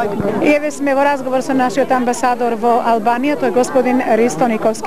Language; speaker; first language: Macedonian; native; Macedonian